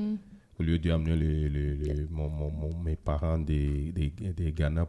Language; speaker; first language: French; non-native, fluent; Ewe